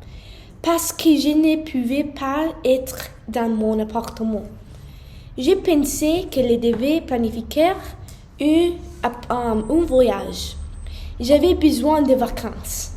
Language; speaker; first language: French; non-native, learner; English